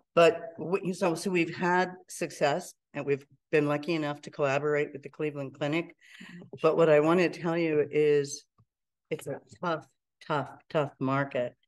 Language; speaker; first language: English; native; English